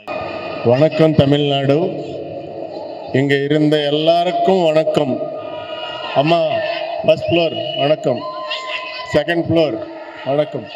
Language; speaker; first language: Tamil; non-native, learner; Telugu